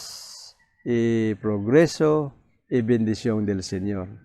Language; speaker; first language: Spanish; non-native, fluent; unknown